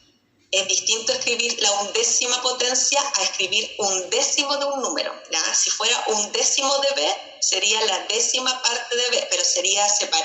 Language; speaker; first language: Spanish; native; Spanish